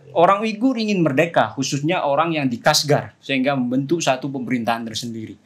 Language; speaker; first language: Indonesian; non-native, local second language; Madurese